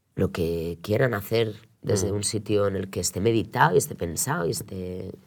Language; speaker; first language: Spanish; non-native, local second language; Catalan